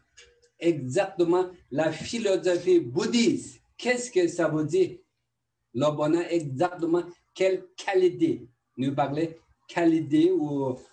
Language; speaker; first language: French; non-native, learner; Tibetan